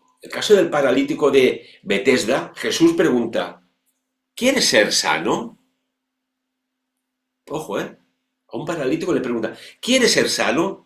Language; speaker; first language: Spanish; non-native, local second language; Catalan